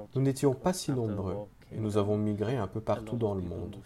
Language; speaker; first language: French; non-native, fluent; German